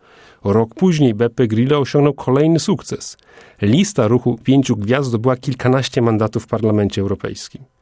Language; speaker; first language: Polish; native; Polish